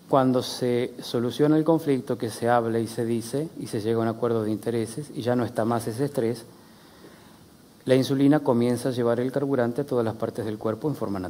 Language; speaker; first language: Spanish; native; Spanish